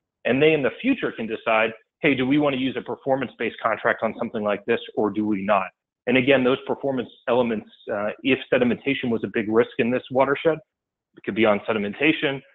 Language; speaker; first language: English; native; English